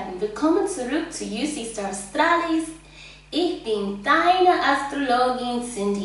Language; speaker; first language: German; non-native, fluent; English